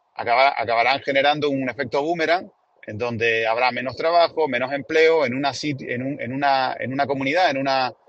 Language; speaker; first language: Spanish; native; Spanish